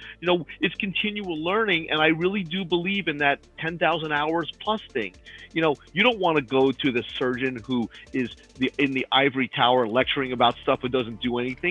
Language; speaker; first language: English; native; English